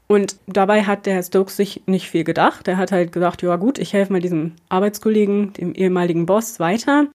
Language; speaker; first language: German; native; German